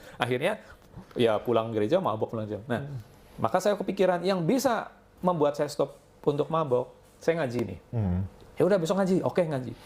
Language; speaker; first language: Indonesian; non-native, local second language; Javanese